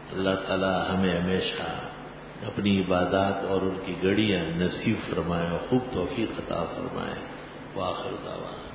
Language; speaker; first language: Urdu; non-native, local second language; Pashto